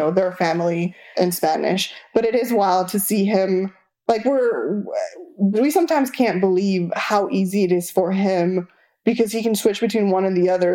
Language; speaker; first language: English; non-native, fluent; Spanish